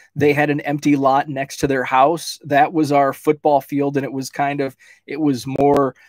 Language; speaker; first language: English; native; English